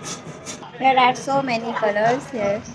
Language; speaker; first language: English; non-native, learner; Hindi